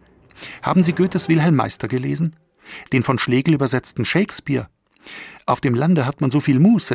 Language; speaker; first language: German; native; German